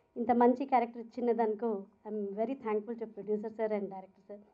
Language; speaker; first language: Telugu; non-native, learner; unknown